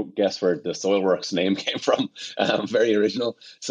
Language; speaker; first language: English; native; English